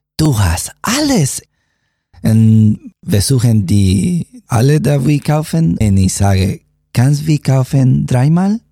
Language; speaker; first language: German; non-native, learner; Spanish